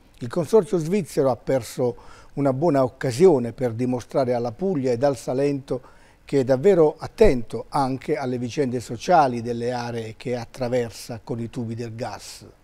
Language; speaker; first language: Italian; native; Italian